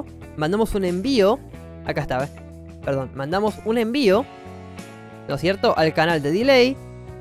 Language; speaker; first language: Spanish; native; Spanish